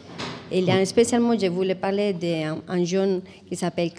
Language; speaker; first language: French; non-native, fluent; Spanish